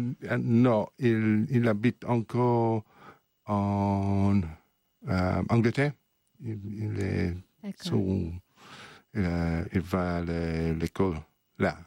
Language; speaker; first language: French; non-native, learner; English